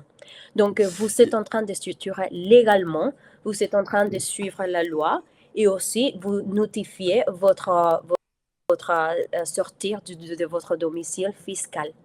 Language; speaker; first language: French; non-native, fluent; Spanish